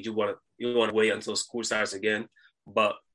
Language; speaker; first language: English; native; English